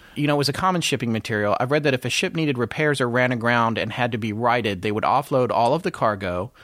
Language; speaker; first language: English; native; English